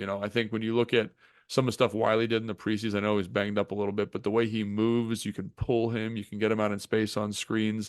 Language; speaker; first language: English; native; English